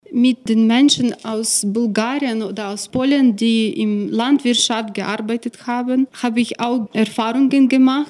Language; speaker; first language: German; non-native, fluent; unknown